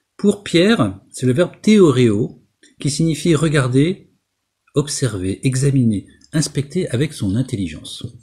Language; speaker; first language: French; native; French